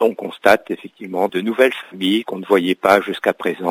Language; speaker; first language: French; native; French